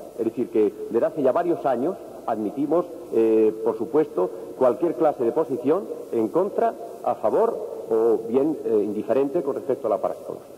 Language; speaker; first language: Spanish; native; Spanish